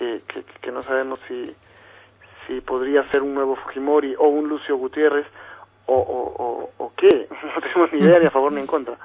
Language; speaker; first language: Spanish; native; Spanish